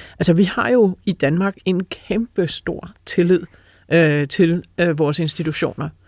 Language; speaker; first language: Danish; native; Danish